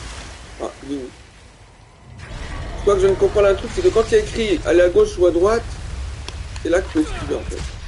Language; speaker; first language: French; native; French